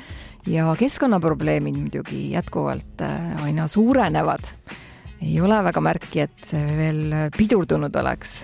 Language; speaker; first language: Estonian; native; Estonian